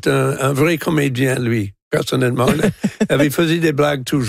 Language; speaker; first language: French; non-native, local second language; English